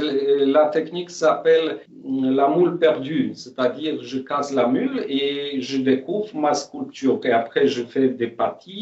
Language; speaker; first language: French; non-native, fluent; Polish